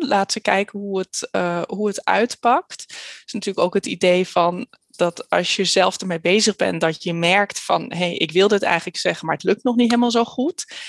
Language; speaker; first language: Dutch; early bilingual, heritage; Dutch